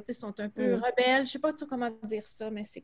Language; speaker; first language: French; native; French